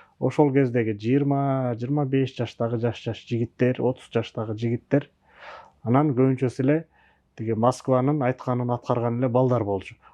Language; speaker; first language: Kyrgyz; native; Kyrgyz